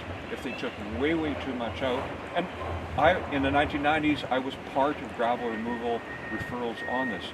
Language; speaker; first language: English; native; English